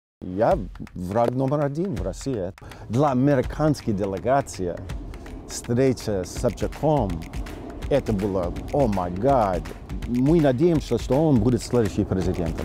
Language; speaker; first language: Russian; non-native, fluent; English